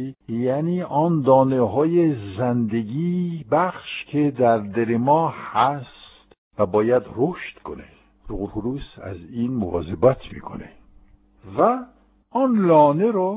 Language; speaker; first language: Persian; non-native, fluent; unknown